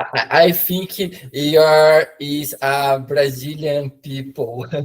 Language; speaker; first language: English; non-native, learner; Portuguese